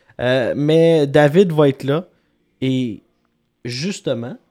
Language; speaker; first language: French; native; French